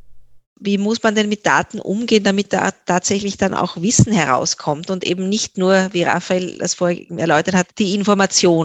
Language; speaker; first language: German; native; German